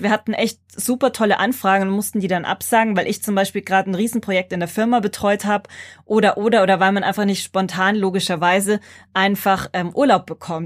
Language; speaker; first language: German; native; German